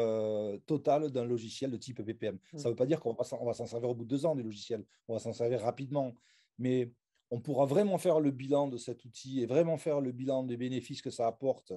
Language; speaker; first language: French; native; French